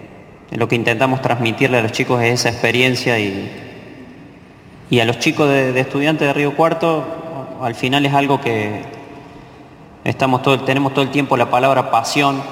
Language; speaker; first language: Spanish; native; Spanish